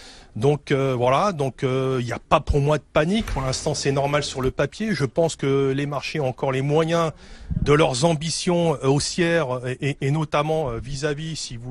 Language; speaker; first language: French; native; French